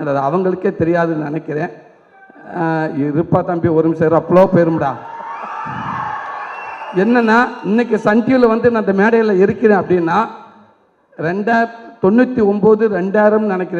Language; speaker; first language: Tamil; native; Tamil